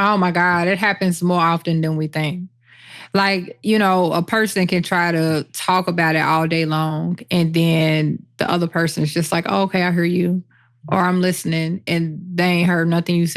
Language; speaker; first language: English; native; English